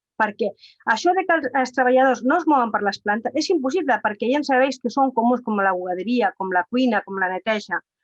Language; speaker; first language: Catalan; non-native, local second language; Spanish